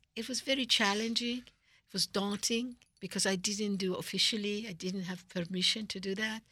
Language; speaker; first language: English; non-native, fluent; Persian